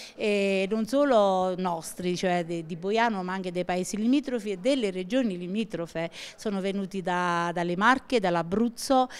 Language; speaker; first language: Italian; native; Italian